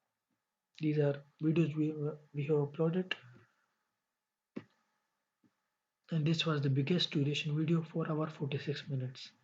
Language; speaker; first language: English; non-native, local second language; Urdu